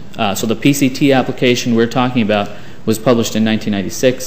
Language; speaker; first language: English; native; English